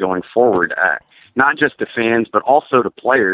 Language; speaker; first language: English; native; English